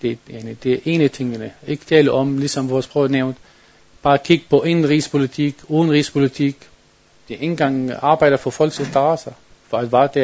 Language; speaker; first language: Danish; non-native, learner; Arabic